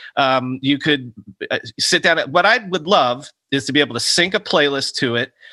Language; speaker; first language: English; native; English